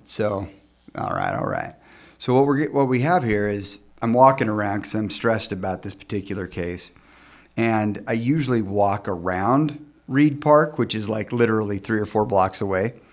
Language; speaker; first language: English; native; English